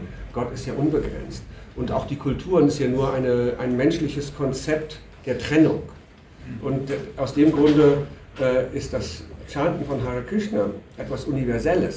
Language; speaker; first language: German; native; German